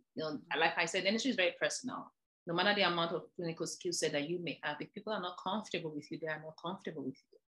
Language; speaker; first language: English; non-native, local second language; Igbo